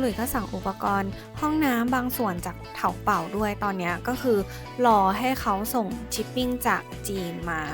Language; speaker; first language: Thai; native; Thai